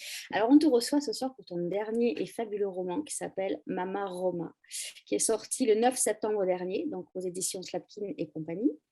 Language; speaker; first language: French; native; French